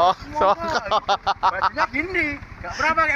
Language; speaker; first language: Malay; non-native, local second language; Javanese